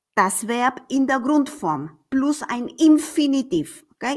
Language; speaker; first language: German; non-native, fluent; Spanish